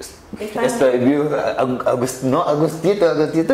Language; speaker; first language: Spanish; non-native, learner; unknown